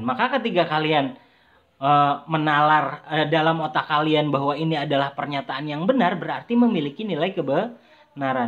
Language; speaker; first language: Indonesian; native; Indonesian